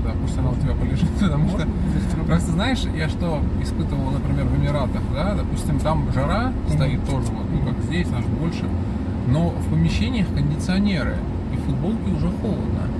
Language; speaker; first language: Russian; native; Russian